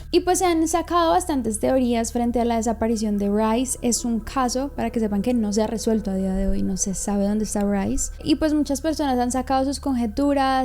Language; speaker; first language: Spanish; native; Spanish